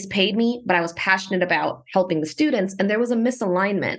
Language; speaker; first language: English; native; English